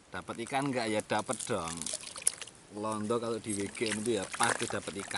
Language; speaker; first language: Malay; non-native, local second language; Javanese